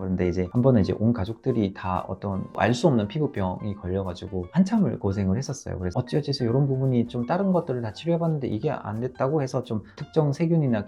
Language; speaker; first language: Korean; native; Korean